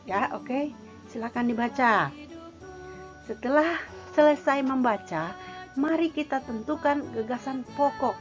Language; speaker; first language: Indonesian; native; Indonesian